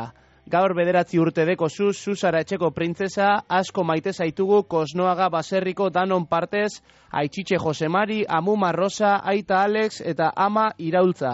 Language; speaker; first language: Basque; native; Basque